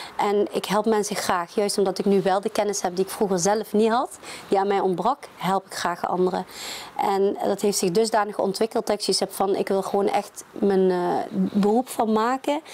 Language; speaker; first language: Dutch; early bilingual, other home language; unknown